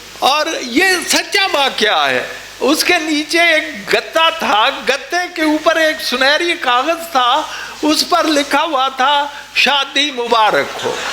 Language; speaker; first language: Urdu; non-native, local second language; Punjabi